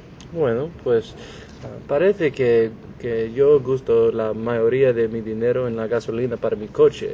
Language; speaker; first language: Spanish; non-native, learner; English